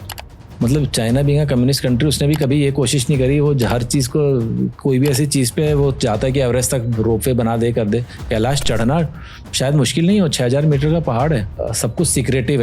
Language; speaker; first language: Hindi; native; Hindi